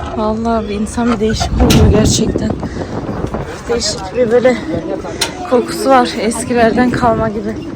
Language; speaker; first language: Turkish; early bilingual, heritage; Turkish